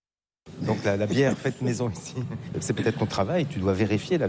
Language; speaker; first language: French; native; French